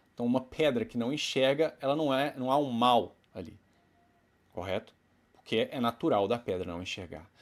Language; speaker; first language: Portuguese; native; Portuguese